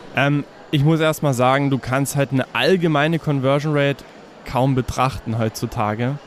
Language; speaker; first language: German; native; German